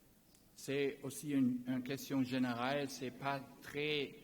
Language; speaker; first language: French; non-native, learner; German